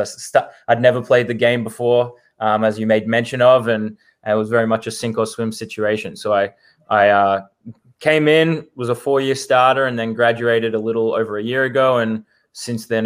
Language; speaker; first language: English; native; English